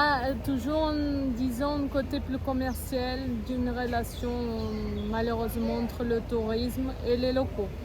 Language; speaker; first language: French; non-native, fluent; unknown